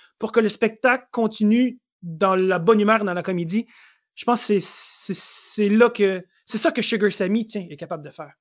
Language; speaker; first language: French; native; French